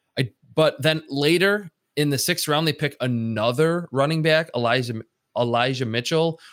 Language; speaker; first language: English; native; English